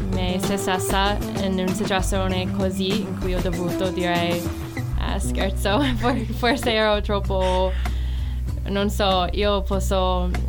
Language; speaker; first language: Italian; non-native, fluent; English